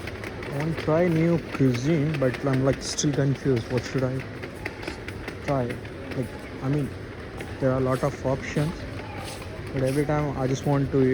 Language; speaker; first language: English; non-native, local second language; Hindi